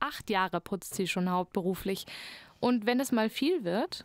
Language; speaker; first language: German; native; German